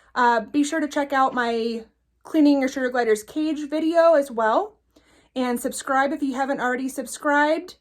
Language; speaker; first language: English; native; English